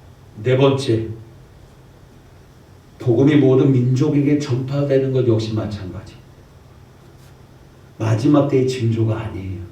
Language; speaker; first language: Korean; native; Korean